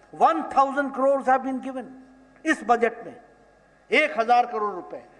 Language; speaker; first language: Hindi; native; Hindi